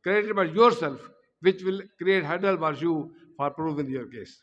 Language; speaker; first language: English; non-native, local second language; Urdu